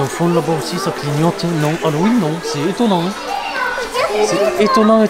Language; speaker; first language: French; native; French